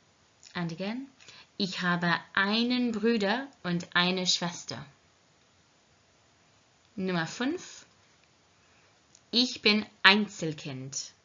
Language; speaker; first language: German; non-native, learner; English